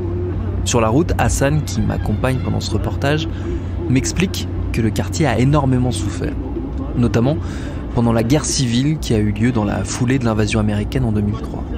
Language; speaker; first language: French; native; French